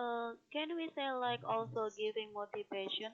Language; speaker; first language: English; non-native, learner; Indonesian